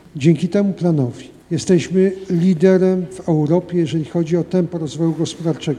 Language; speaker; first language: Polish; native; Polish